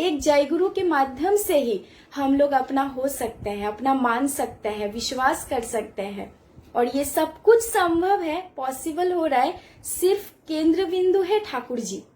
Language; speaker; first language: Hindi; non-native, local second language; Bangla